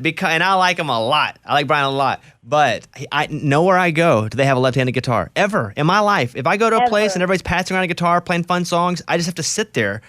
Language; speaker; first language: English; native; English